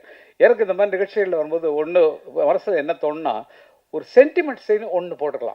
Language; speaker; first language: Tamil; native; Tamil